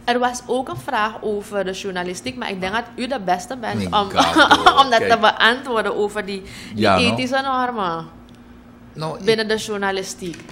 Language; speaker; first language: Dutch; native; Dutch